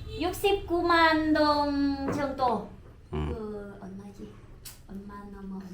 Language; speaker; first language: Korean; non-native, learner; Vietnamese